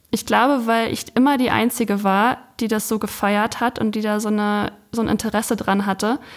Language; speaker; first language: German; native; German